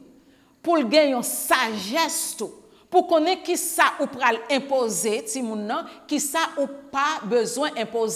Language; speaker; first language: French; non-native, learner; Haitian Creole